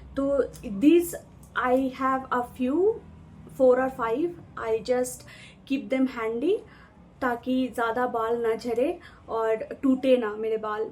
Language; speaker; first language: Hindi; non-native, local second language; Bangla